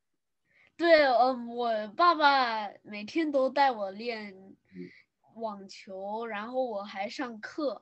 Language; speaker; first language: Chinese; early bilingual, other home language; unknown